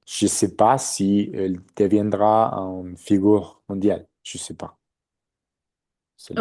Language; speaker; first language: French; non-native, learner; Spanish